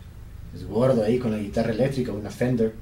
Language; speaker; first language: Spanish; native; Spanish